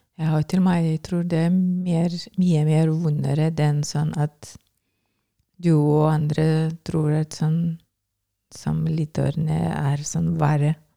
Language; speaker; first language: Norwegian; non-native, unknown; Lithuanian